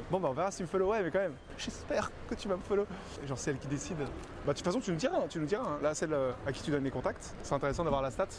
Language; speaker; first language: French; native; French